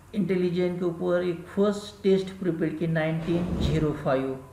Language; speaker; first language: Hindi; non-native, local second language; Marathi